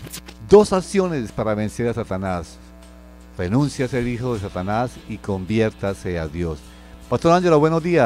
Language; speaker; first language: Spanish; native; Spanish